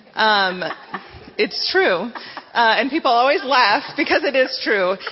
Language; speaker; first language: English; native; English